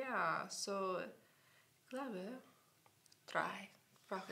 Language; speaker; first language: German; non-native, learner; English